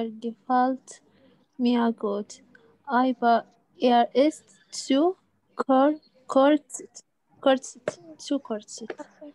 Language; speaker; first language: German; non-native, learner; Arabic